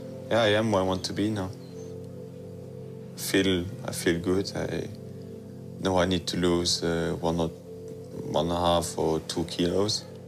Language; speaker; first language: English; non-native, fluent; Luxembourgish